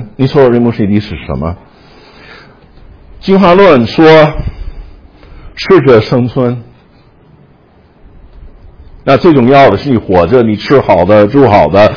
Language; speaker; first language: Chinese; non-native, fluent; English